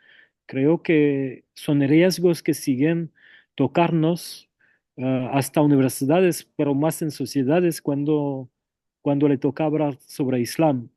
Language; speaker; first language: Spanish; non-native, fluent; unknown